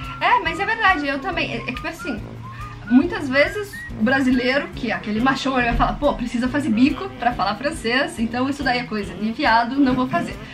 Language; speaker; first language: Portuguese; native; Portuguese